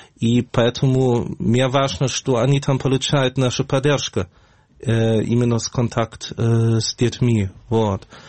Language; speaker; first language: Russian; non-native, fluent; German